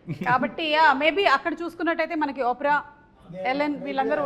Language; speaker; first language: Telugu; native; Telugu